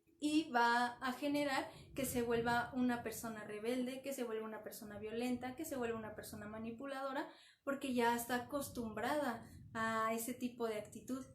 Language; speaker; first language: Spanish; native; Spanish